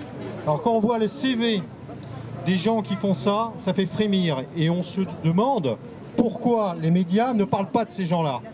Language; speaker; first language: French; native; French